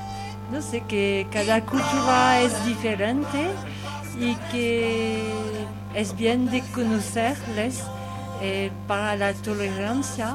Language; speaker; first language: Spanish; non-native, learner; French